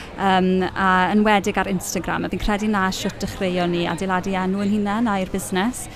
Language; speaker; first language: Welsh; native; Welsh